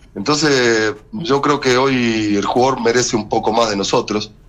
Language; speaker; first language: Spanish; native; Spanish